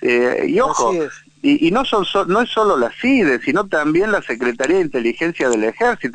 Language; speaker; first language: Spanish; native; Spanish